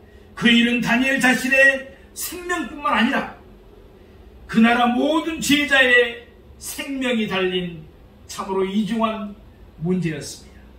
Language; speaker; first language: Korean; native; Korean